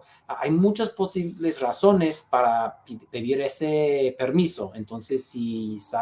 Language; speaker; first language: Spanish; non-native, fluent; English